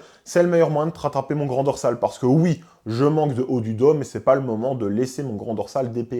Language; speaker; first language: French; native; French